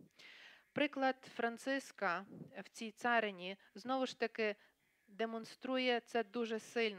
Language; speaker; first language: Ukrainian; native; Ukrainian